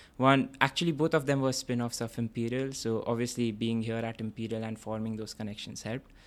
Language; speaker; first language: English; non-native, local second language; Bangla